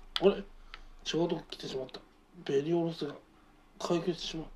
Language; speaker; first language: Japanese; native; Japanese